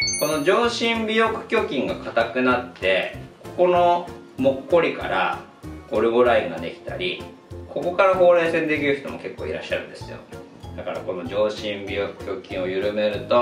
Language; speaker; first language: Japanese; native; Japanese